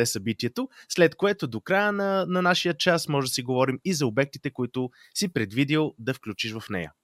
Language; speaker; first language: Bulgarian; native; Bulgarian